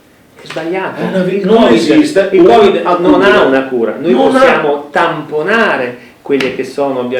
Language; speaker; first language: Italian; native; Italian